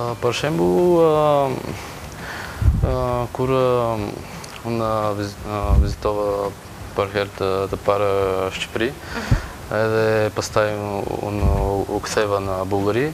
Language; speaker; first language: Albanian; non-native, learner; Bulgarian